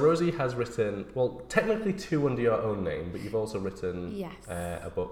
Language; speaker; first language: English; native; English